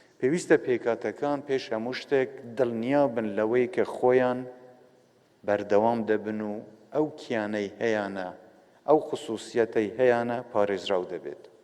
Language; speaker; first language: Central Kurdish; non-native, local second language; Kurdish